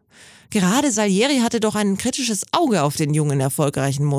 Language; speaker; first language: German; native; German